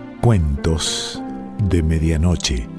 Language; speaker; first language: Spanish; native; Spanish